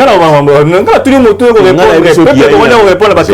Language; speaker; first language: French; non-native, local second language; Lingala